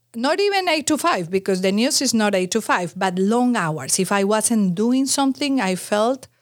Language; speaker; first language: English; non-native, fluent; Spanish